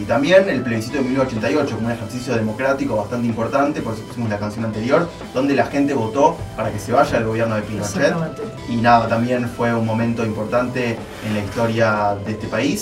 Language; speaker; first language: Spanish; native; Spanish